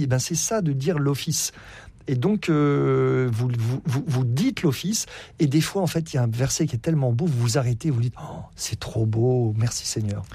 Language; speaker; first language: French; native; French